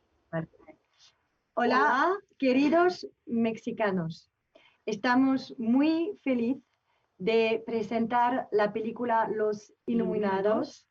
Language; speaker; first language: Spanish; non-native, fluent; French